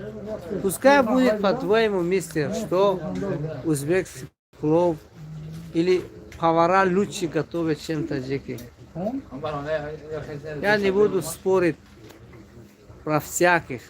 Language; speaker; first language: Russian; non-native, fluent; Tajik